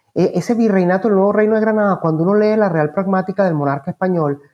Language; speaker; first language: Spanish; native; Spanish